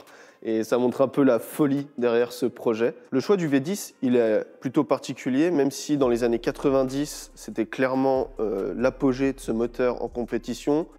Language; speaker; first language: French; native; French